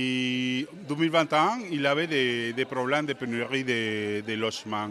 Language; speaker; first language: French; non-native, fluent; Spanish